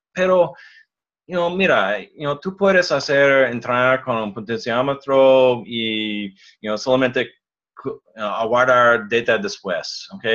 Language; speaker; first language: Spanish; non-native, learner; English